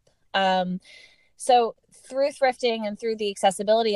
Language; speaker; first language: English; native; English